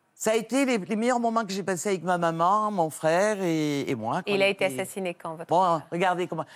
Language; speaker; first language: French; native; French